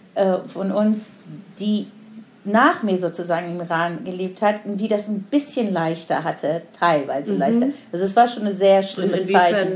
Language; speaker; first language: German; non-native, fluent; Persian